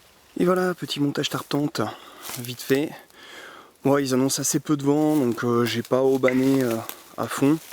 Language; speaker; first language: French; native; French